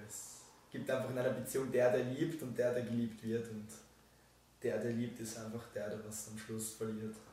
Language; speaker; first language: German; native; German